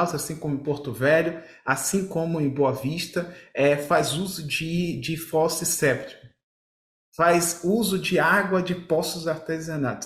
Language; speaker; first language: Portuguese; native; Portuguese